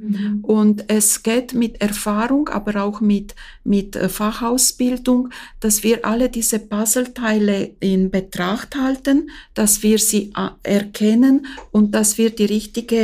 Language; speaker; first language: German; non-native, fluent; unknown